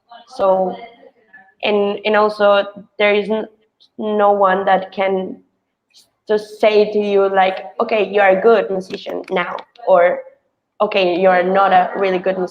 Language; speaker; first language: English; non-native, fluent; Spanish